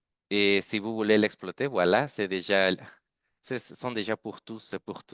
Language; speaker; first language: French; non-native, fluent; Spanish